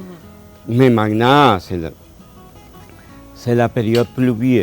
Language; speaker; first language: French; non-native, fluent; Spanish